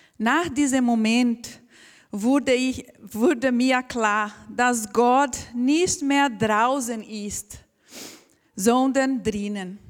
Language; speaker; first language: German; non-native, fluent; Portuguese